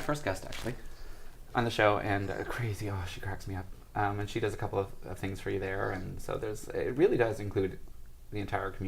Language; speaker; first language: English; native; English